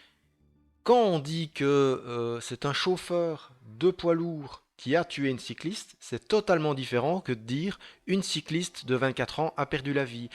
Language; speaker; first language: French; native; French